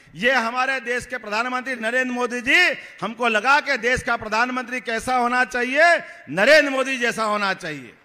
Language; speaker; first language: Hindi; native; Hindi